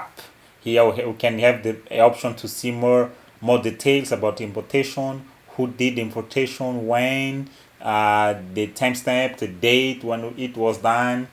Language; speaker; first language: English; non-native, local second language; Portuguese